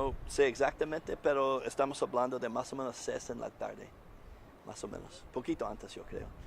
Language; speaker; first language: Spanish; non-native, learner; English